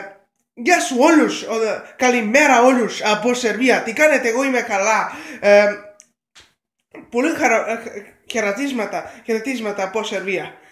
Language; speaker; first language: Greek; non-native, learner; Serbian